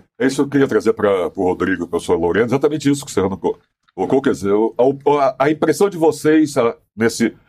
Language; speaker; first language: Portuguese; native; Portuguese